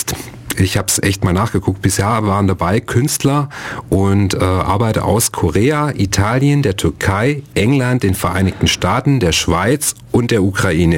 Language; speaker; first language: German; native; German